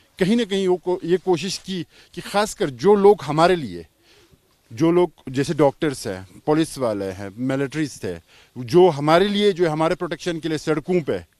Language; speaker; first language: Hindi; non-native, local second language; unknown